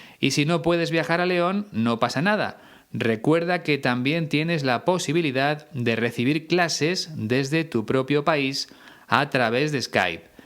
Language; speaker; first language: Spanish; native; Spanish